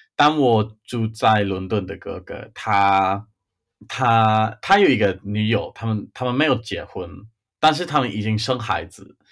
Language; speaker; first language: Chinese; non-native, fluent; English